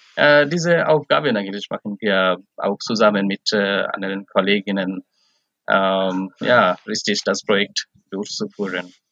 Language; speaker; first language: German; non-native, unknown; Bangla